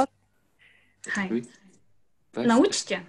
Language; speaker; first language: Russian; non-native, learner; Japanese